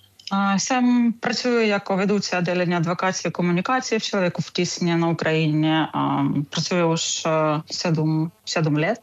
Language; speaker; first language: Czech; non-native, learner; Ukrainian